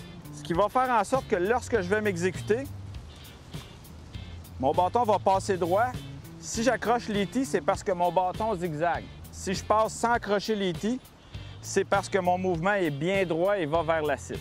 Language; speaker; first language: French; native; French